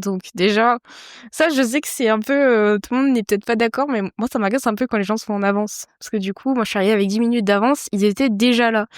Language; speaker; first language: French; native; French